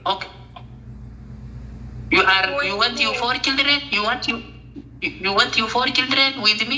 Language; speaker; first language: English; non-native, learner; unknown